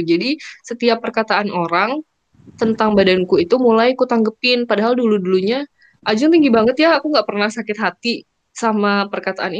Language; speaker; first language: Indonesian; native; Indonesian